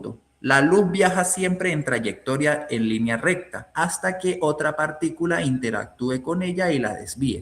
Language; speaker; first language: Spanish; native; Spanish